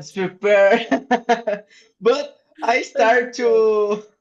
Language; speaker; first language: English; non-native, learner; Portuguese